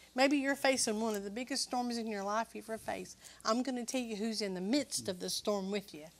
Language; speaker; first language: English; native; English